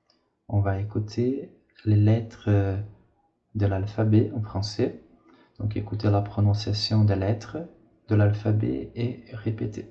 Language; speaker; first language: French; non-native, fluent; Portuguese